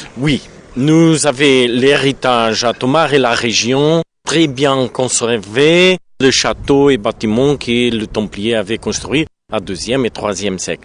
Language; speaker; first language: French; non-native, learner; Portuguese